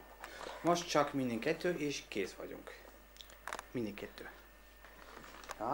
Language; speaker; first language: Hungarian; non-native, learner; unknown